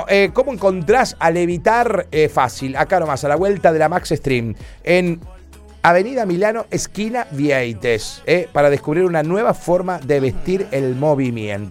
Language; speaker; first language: Spanish; native; Spanish